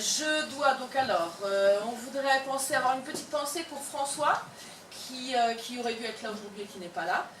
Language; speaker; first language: French; native; French